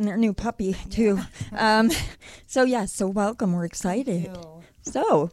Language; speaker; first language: English; native; English